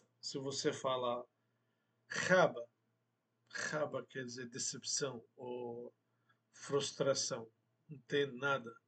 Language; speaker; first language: Portuguese; non-native, fluent; Arabic